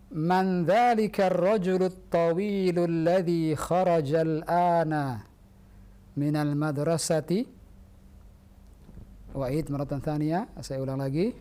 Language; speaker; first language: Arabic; non-native, fluent; Indonesian